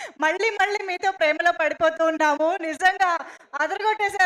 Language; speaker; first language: Telugu; native; Telugu